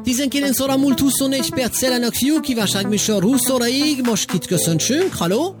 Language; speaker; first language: Hungarian; native; Hungarian